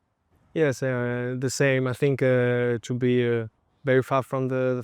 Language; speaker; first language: English; non-native, fluent; French